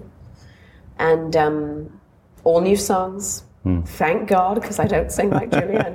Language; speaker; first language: English; native; English